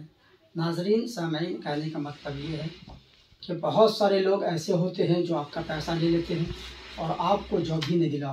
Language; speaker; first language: Hindi; native; Hindi